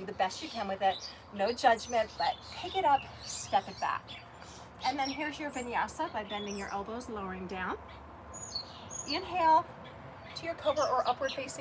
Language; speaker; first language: English; native; English